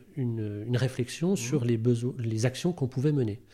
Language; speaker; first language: French; native; French